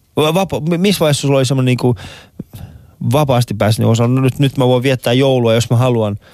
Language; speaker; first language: Finnish; non-native, fluent; Persian